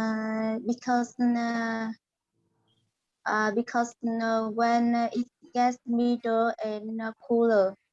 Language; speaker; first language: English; non-native, learner; Vietnamese